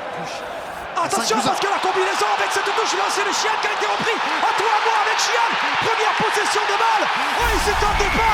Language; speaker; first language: French; native; French